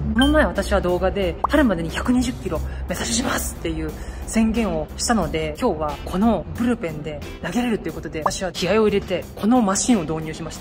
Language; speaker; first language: Japanese; native; Japanese